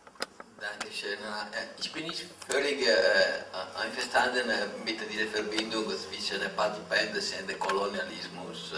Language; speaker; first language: German; non-native, fluent; Italian